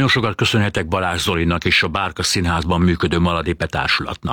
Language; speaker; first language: Hungarian; native; Hungarian